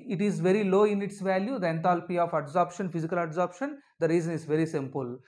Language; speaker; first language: English; non-native, local second language; Telugu